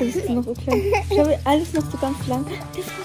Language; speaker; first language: German; native; German